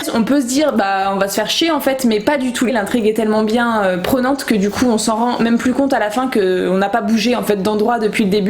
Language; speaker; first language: French; native; French